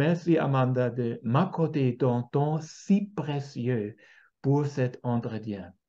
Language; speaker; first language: French; non-native, fluent; German